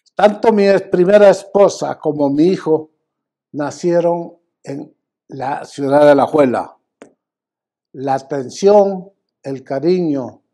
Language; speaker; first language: Spanish; native; Spanish